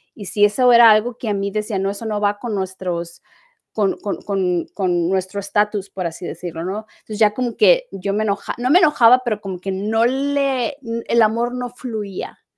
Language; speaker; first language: Spanish; native; Spanish